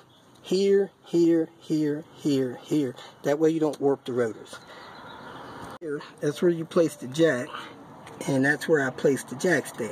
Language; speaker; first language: English; native; English